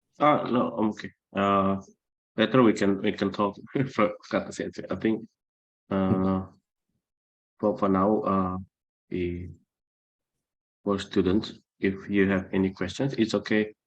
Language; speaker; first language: English; non-native, fluent; Indonesian